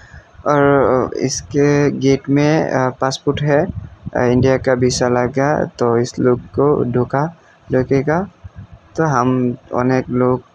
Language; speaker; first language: Hindi; non-native, learner; Bangla